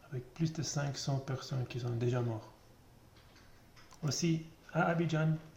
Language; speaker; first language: French; non-native, learner; German